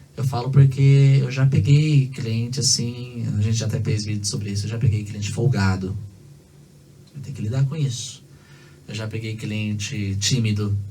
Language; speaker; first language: Portuguese; native; Portuguese